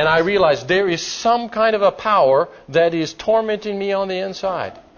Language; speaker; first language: English; native; English